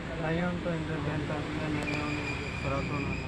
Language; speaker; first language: Filipino; non-native, learner; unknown